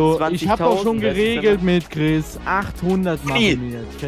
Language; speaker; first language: German; native; German